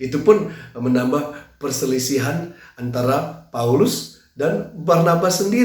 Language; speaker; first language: Indonesian; native; Indonesian